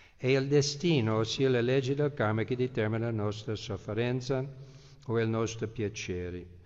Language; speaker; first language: Italian; non-native, fluent; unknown